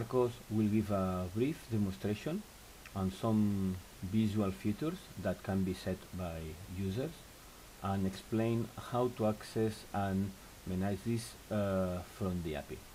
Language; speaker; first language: English; non-native, fluent; Spanish